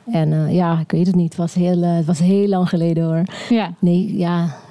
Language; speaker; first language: Dutch; non-native, local second language; Papiamento